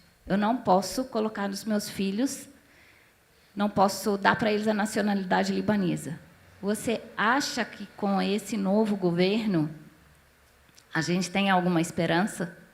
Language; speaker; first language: Portuguese; non-native, fluent; Arabic